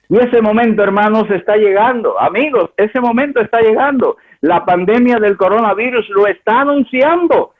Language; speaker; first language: Spanish; native; Spanish